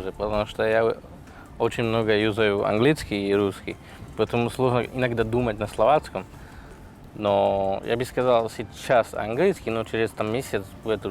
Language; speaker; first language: Russian; non-native, fluent; Slovak